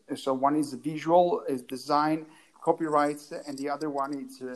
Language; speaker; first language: English; non-native, learner; Italian